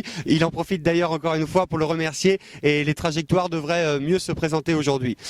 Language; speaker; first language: French; native; French